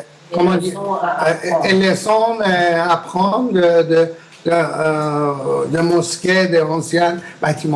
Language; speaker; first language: French; non-native, learner; Persian